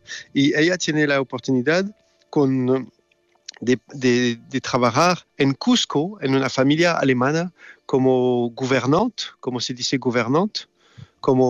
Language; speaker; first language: Spanish; non-native, fluent; French